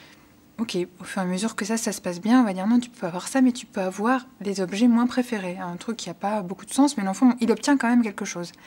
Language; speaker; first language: French; native; French